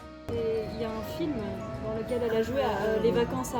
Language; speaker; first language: French; native; French